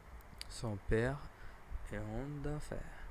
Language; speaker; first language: French; non-native, learner; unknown